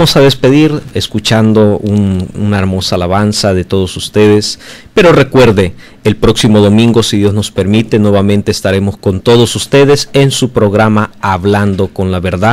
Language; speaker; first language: Spanish; native; Spanish